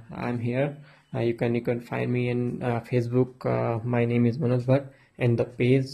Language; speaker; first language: English; non-native, local second language; Hindi